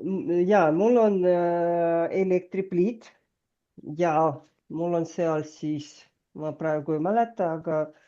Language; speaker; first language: Estonian; non-native, fluent; Russian